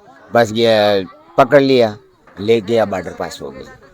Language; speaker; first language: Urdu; early bilingual, other home language; Pashto